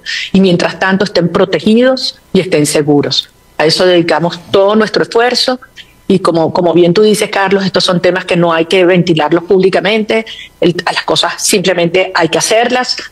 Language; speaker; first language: Spanish; native; Spanish